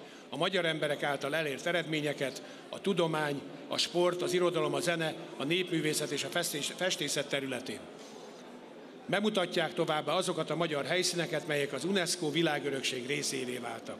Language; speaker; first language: Hungarian; native; Hungarian